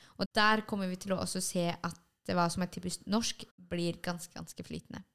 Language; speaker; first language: Norwegian; early bilingual, other home language; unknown